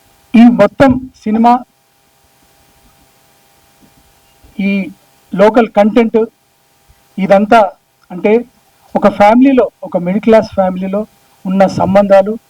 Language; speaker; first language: Telugu; native; Telugu